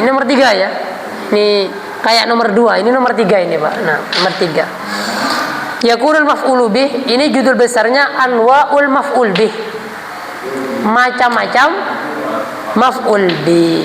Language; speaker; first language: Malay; non-native, local second language; Javanese